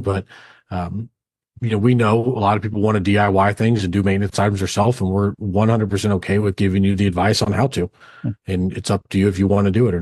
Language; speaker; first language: English; native; English